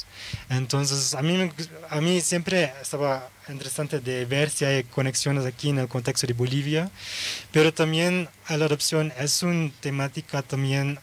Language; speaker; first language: Spanish; early bilingual, heritage; Dutch